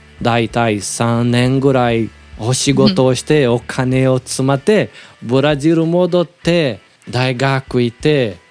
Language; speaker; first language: Japanese; non-native, learner; Portuguese